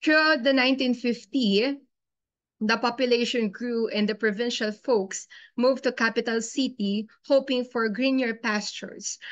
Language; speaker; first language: English; non-native, local second language; Filipino